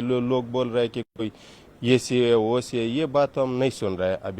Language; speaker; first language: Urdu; non-native, learner; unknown